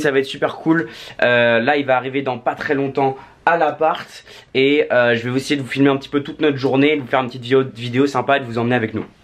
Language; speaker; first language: French; native; French